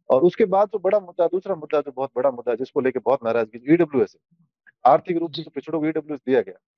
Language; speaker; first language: Hindi; native; Hindi